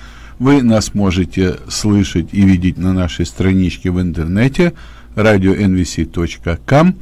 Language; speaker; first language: Russian; native; Russian